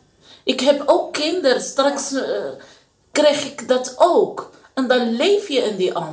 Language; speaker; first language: Dutch; non-native, learner; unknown